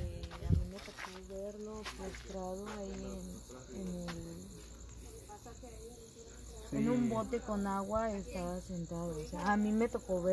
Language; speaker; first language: Spanish; native; Spanish